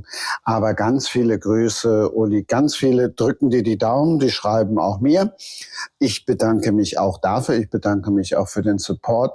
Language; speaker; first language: German; native; German